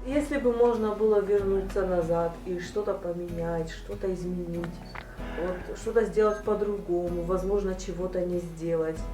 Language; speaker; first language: Russian; native; Russian